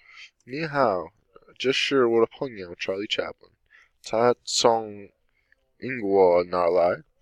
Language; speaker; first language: Chinese; non-native, learner; English